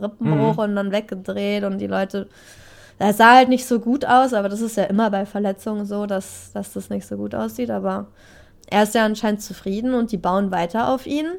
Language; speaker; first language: German; native; German